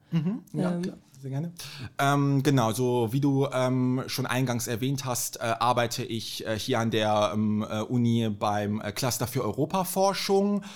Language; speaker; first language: German; native; German